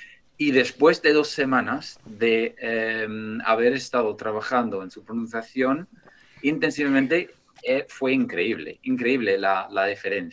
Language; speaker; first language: Spanish; non-native, fluent; English